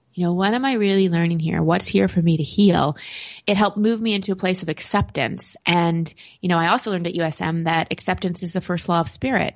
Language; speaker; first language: English; native; English